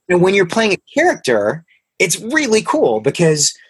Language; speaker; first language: English; early bilingual, other home language; Hindi